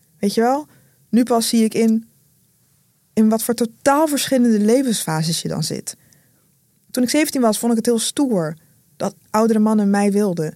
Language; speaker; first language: Dutch; native; Dutch